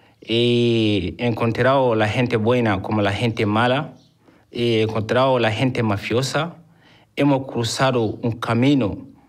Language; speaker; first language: Spanish; non-native, fluent; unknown